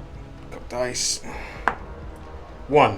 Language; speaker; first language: English; native; English